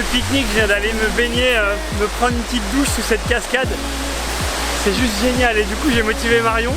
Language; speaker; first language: French; native; French